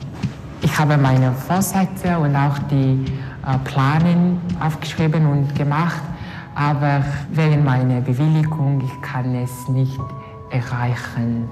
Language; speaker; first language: German; non-native, learner; Mongolian